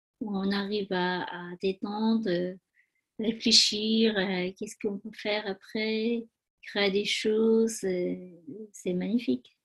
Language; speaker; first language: French; non-native, learner; Tibetan